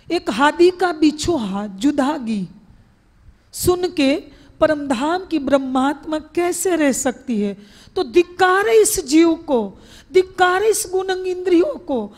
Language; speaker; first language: Hindi; non-native, local second language; Gujarati